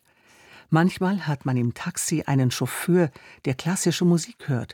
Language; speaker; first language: German; native; German